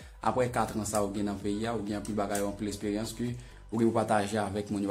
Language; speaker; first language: French; non-native, local second language; Haitian Creole